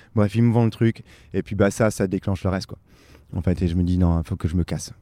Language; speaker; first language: French; native; French